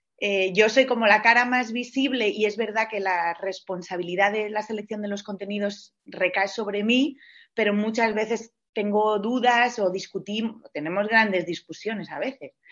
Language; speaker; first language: Spanish; native; Spanish